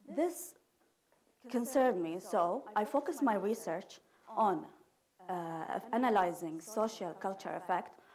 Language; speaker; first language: English; non-native, fluent; Arabic